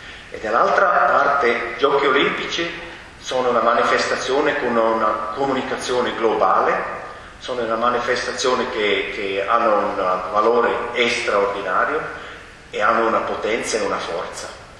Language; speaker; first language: Italian; non-native, fluent; Romansh